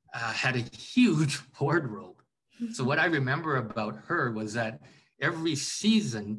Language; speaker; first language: English; native; English